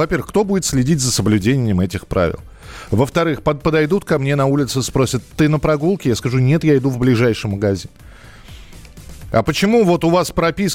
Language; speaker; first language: Russian; native; Russian